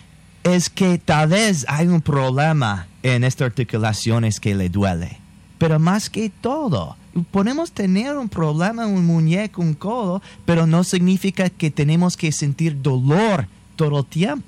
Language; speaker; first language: Spanish; non-native, fluent; English